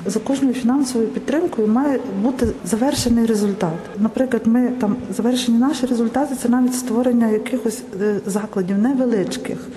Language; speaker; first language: Ukrainian; native; Ukrainian